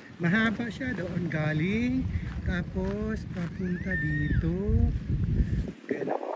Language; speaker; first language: Filipino; non-native, local second language; Chavacano